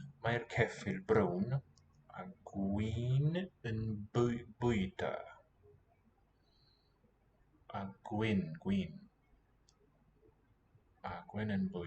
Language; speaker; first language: Welsh; non-native, learner; English